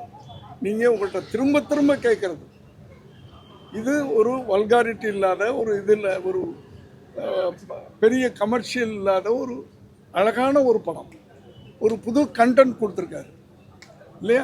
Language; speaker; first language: Tamil; native; Tamil